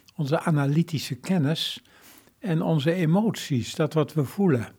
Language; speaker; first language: Dutch; native; Dutch